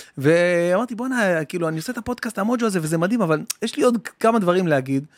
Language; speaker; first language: Hebrew; native; Hebrew